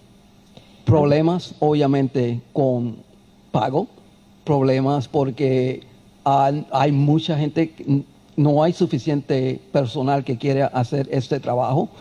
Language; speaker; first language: Spanish; early bilingual, heritage; Spanish